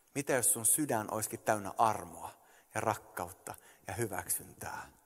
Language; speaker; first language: Finnish; early bilingual, heritage; Finnish